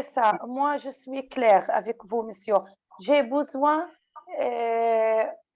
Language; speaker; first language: French; non-native, fluent; Arabic